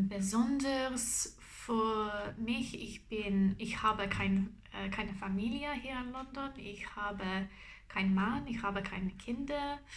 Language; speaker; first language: German; non-native, learner; English